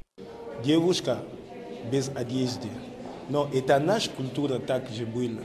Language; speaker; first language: Russian; non-native, learner; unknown